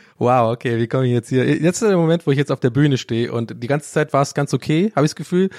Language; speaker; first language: German; early bilingual, other home language; English